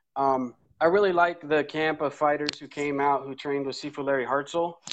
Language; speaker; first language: English; native; English